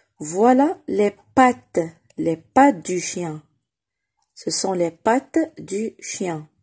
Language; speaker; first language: French; non-native, local second language; Arabic